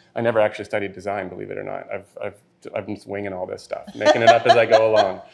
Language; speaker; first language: English; native; English